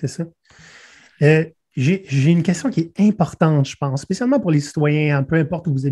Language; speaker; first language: French; native; French